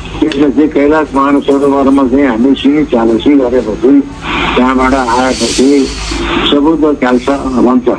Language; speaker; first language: Nepali; non-native, local second language; Gurung